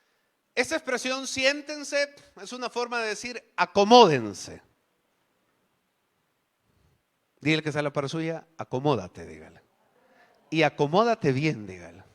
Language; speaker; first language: Spanish; native; Spanish